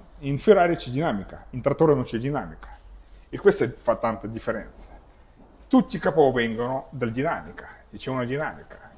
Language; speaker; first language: Italian; non-native, fluent; Russian